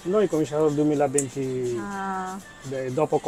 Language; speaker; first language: Italian; non-native, learner; Bangla